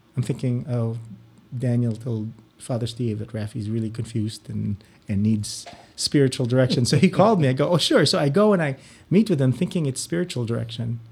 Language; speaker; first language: English; non-native, local second language; Filipino